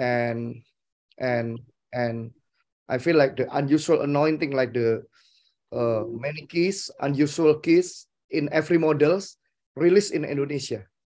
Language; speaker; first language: English; non-native, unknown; Indonesian